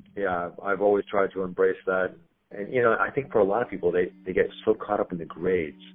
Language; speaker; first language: English; native; English